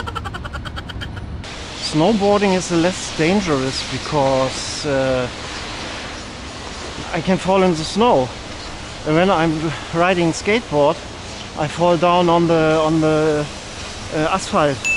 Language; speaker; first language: English; non-native, learner; German